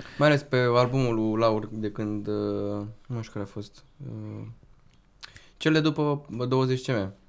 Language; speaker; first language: Romanian; native; Romanian